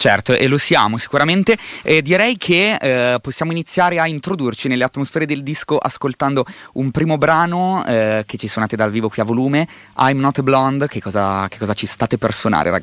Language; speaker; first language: Italian; native; Italian